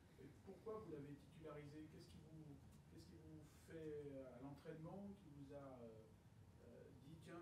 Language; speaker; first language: French; native; French